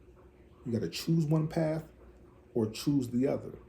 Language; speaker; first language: English; native; English